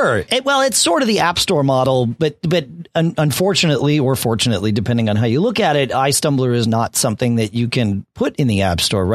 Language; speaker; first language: English; native; English